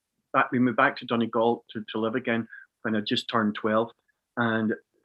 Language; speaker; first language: English; native; English